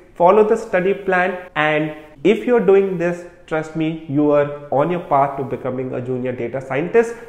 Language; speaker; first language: English; non-native, local second language; Hindi